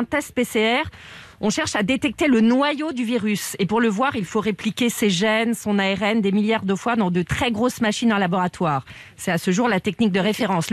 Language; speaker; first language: French; native; French